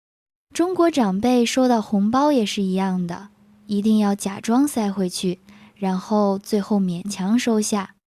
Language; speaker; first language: Chinese; native; Chinese